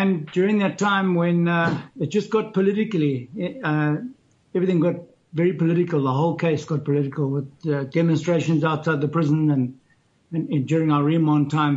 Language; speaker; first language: English; native; English